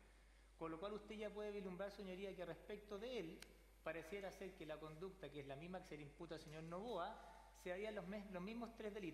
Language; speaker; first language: Spanish; native; Spanish